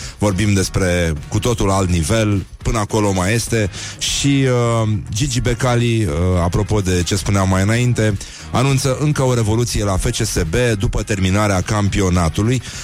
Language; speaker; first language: Romanian; native; Romanian